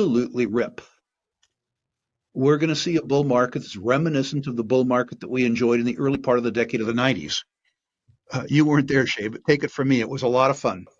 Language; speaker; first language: English; native; English